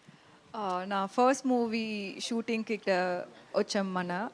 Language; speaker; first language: Telugu; non-native, learner; Tamil